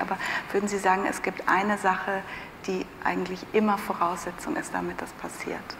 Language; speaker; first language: German; native; German